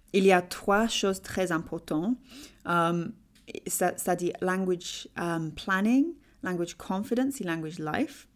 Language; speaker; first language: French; non-native, learner; English